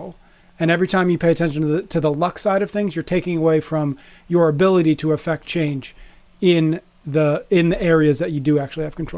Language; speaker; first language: English; native; English